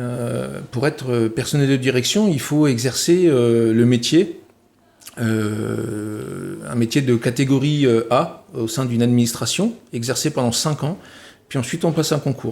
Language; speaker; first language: French; native; French